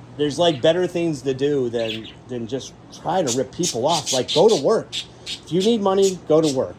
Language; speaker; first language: English; native; English